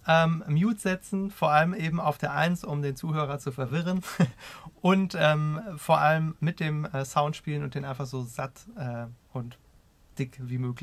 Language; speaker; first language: German; native; German